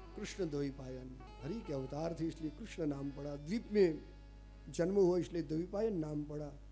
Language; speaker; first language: Hindi; non-native, local second language; Gujarati